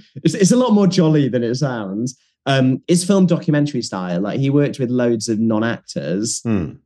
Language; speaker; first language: English; native; English